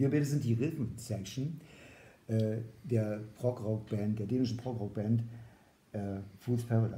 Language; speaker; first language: German; native; German